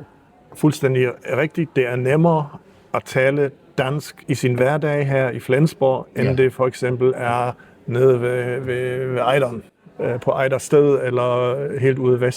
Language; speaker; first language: Danish; early bilingual, heritage; Danish